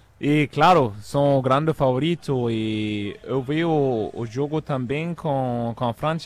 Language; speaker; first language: Portuguese; non-native, fluent; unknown